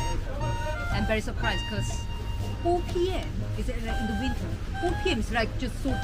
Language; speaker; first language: English; non-native, learner; Korean